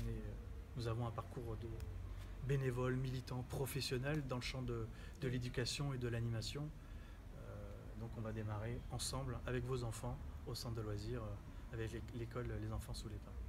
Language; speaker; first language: French; native; French